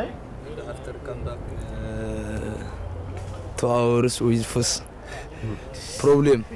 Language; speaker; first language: English; non-native, learner; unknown